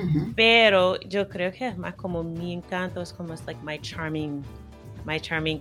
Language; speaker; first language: Spanish; non-native, fluent; English